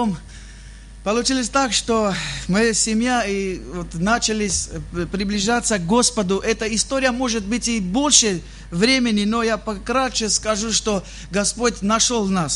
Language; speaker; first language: Russian; non-native, fluent; Armenian